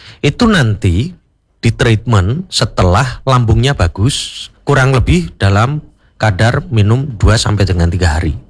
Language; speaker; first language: Indonesian; native; Indonesian